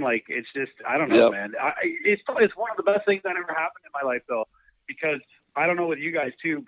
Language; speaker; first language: English; native; English